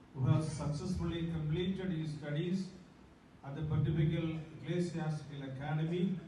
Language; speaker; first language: English; non-native, local second language; Malayalam